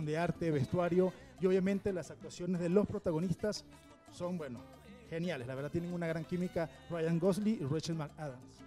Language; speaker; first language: Spanish; native; Spanish